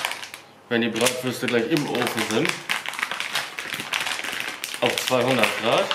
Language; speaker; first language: German; native; German